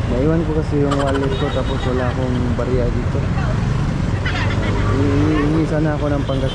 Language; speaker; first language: Filipino; non-native, local second language; Cebuano